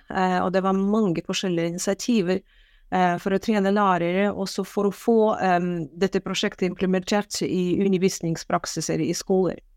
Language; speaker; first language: Norwegian; non-native, fluent; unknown